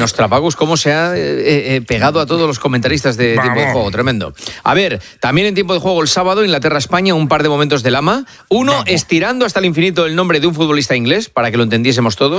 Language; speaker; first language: Spanish; native; Spanish